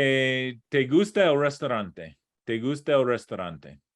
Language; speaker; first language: Spanish; non-native, fluent; English